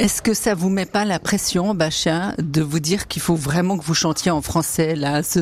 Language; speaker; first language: French; native; French